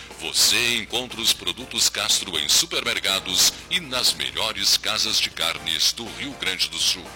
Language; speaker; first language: Portuguese; native; Portuguese